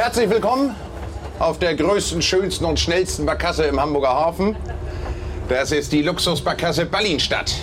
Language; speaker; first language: German; native; German